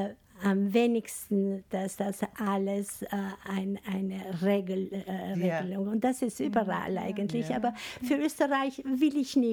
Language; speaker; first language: German; non-native, learner; Albanian